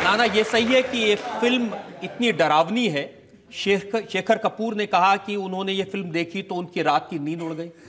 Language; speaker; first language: Hindi; native; Hindi